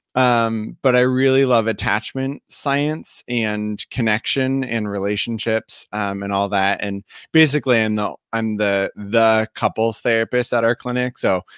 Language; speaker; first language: English; native; English